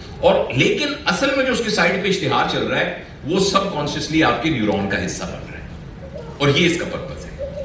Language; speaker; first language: Urdu; non-native, local second language; Punjabi